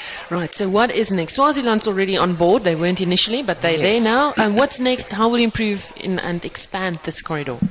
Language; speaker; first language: English; non-native, local second language; Afrikaans